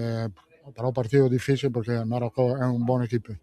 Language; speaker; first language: Portuguese; non-native, learner; Italian